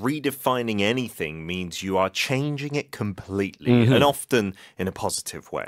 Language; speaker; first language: English; native; English